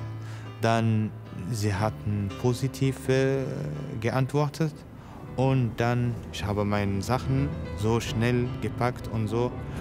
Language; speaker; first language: German; non-native, learner; Arabic